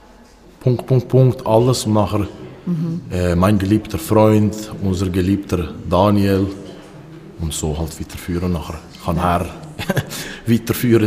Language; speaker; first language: German; early bilingual, other home language; Albanian